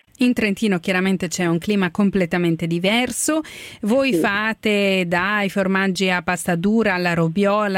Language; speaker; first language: Italian; native; Italian